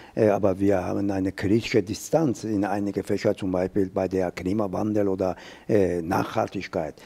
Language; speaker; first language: German; non-native, fluent; Persian